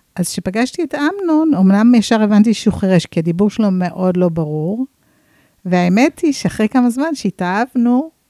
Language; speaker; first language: Hebrew; non-native, fluent; English